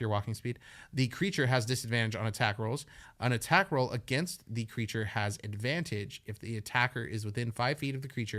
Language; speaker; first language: English; native; English